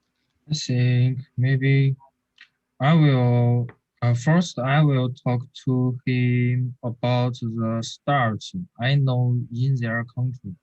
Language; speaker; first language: English; non-native, learner; Chinese